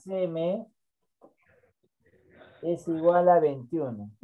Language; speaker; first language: Spanish; native; Spanish